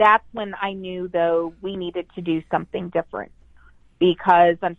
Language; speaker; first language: English; native; English